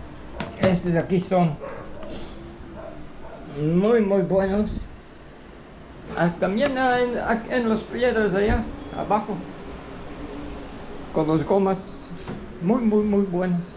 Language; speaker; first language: Spanish; non-native, fluent; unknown